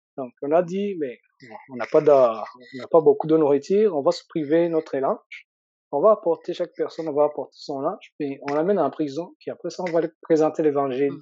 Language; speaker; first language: French; non-native, local second language; Rundi